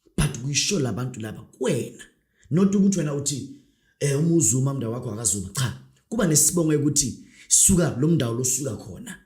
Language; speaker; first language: Zulu; non-native, local second language; Northern Sotho